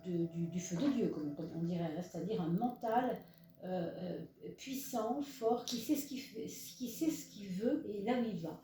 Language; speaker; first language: French; native; French